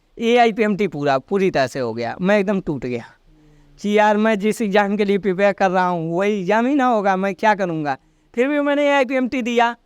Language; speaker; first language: Hindi; native; Hindi